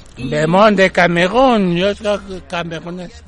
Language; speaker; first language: Spanish; non-native, fluent; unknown